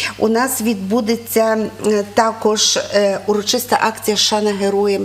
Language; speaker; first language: Ukrainian; native; Ukrainian